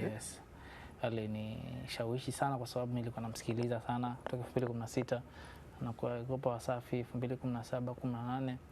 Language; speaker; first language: Swahili; non-native, local second language; Masai